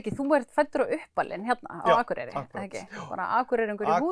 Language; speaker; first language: Icelandic; native; Icelandic